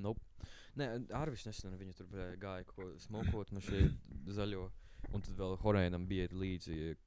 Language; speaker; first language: Latvian; native; Latvian